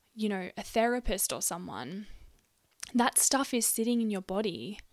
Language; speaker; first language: English; native; English